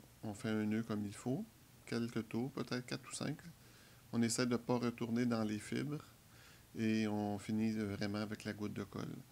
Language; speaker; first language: French; native; French